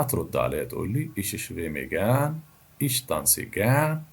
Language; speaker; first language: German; non-native, fluent; Arabic